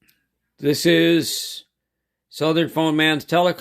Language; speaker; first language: English; native; English